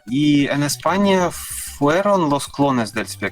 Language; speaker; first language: Spanish; non-native, learner; Russian